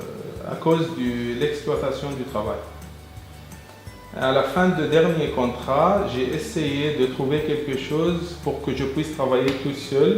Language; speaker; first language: French; non-native, fluent; Arabic